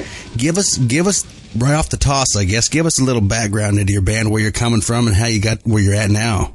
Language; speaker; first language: English; native; English